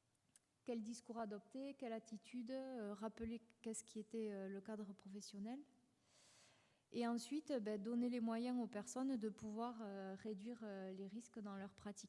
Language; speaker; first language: French; native; French